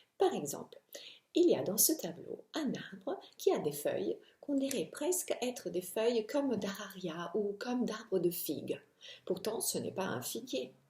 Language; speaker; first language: French; non-native, fluent; Italian